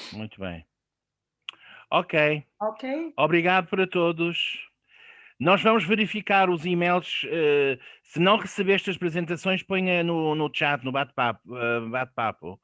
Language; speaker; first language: Portuguese; non-native, fluent; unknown